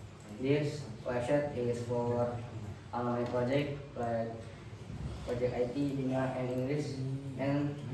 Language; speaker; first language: English; non-native, learner; Indonesian